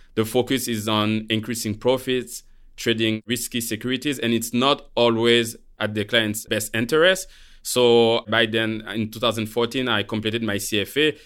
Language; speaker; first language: English; non-native, fluent; Haitian Creole